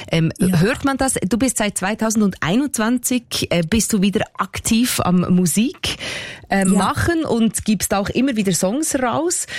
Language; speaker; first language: German; native; German